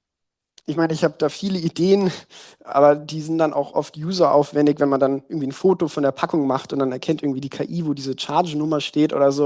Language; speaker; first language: German; native; German